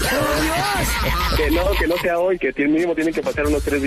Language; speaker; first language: Spanish; native; Spanish